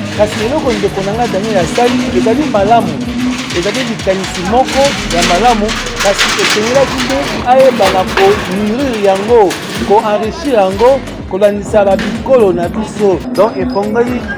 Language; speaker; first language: Lingala; native; Lingala